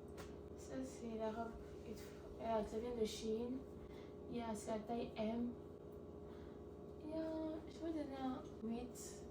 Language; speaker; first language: French; non-native, learner; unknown